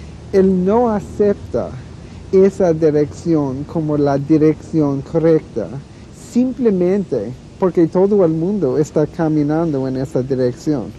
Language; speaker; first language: Spanish; non-native, fluent; English